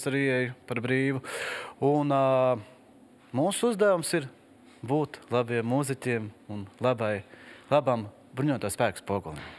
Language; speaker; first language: Latvian; native; Latvian